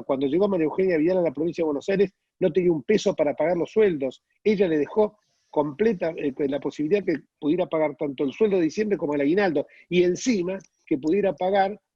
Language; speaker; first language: Spanish; native; Spanish